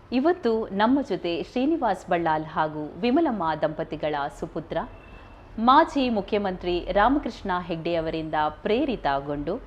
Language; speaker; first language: Kannada; native; Kannada